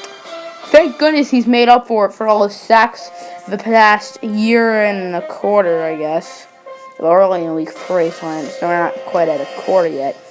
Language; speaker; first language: English; native; English